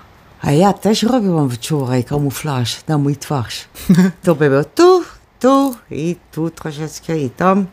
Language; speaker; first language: Polish; early bilingual, heritage; Polish